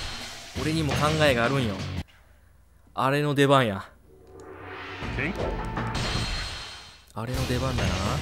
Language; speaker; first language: Japanese; native; Japanese